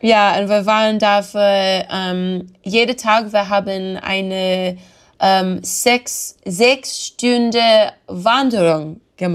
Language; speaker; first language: German; non-native, learner; English